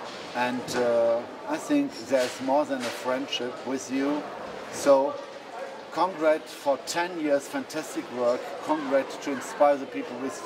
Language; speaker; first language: English; non-native, fluent; German